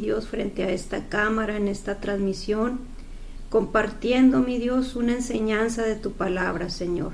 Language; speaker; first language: Spanish; native; Spanish